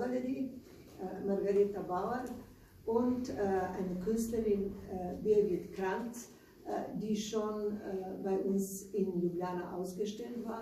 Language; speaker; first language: German; non-native, learner; Slovenian